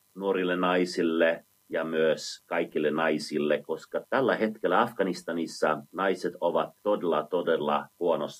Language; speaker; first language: Finnish; non-native, fluent; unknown